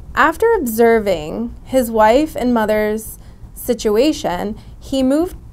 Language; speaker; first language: English; native; English